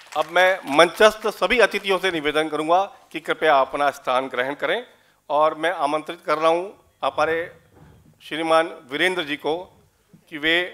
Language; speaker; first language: Hindi; native; Hindi